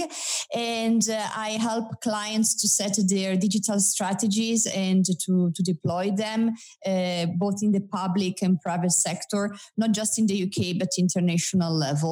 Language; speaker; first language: English; non-native, fluent; Italian